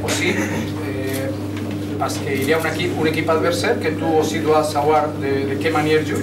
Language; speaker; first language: French; non-native, learner; Spanish